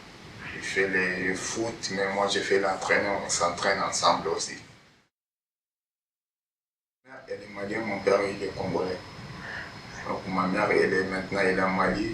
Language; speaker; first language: French; non-native, learner; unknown